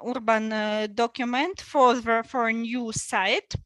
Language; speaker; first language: English; non-native, fluent; Ukrainian